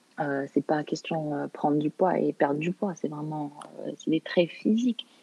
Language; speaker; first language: French; early bilingual, other home language; Arabic